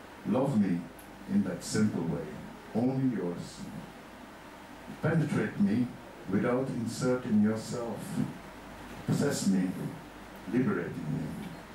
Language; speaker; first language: English; non-native, fluent; Dutch